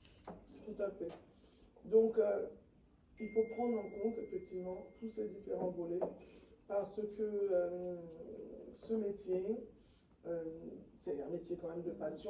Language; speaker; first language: French; native; French